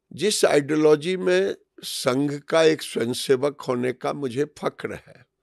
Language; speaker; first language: Hindi; native; Hindi